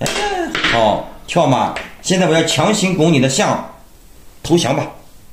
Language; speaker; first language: Chinese; native; Chinese